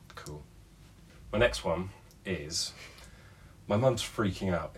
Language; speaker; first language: English; native; English